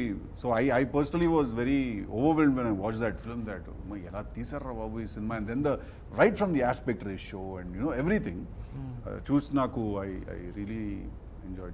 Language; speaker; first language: Telugu; native; Telugu